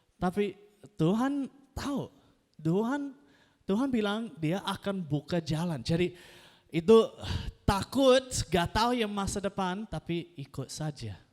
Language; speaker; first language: Indonesian; non-native, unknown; English